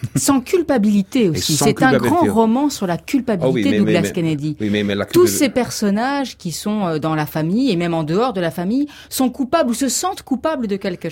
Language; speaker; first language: French; native; French